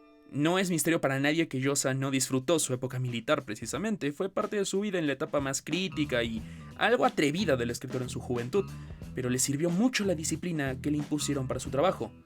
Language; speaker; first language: Spanish; native; Spanish